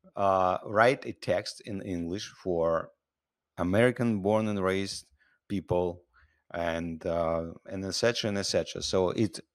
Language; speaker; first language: English; non-native, fluent; Russian